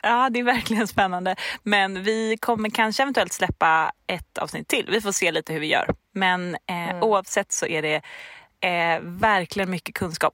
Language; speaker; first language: Swedish; native; Swedish